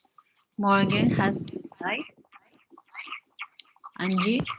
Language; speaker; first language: German; non-native, learner; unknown